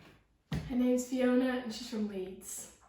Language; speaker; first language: English; native; English